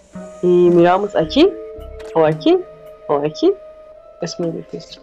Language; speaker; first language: Spanish; non-native, learner; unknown